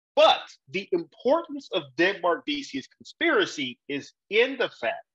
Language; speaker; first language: English; native; English